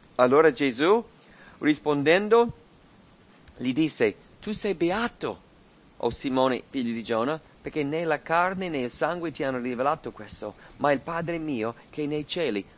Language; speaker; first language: Italian; non-native, fluent; English